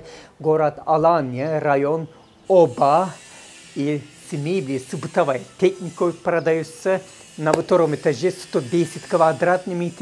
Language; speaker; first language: Russian; non-native, fluent; Turkish